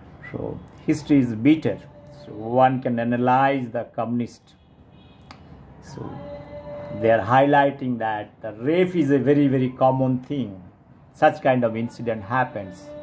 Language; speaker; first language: English; non-native, local second language; Bangla